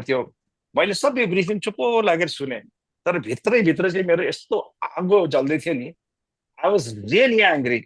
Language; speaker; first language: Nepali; native; Nepali